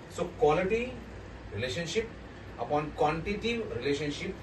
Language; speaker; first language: Hindi; non-native, local second language; Marathi